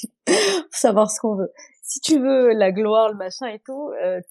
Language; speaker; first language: French; non-native, local second language; Arabic